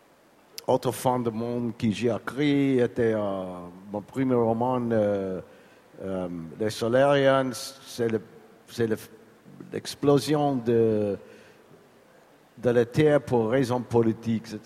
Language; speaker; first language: French; non-native, learner; English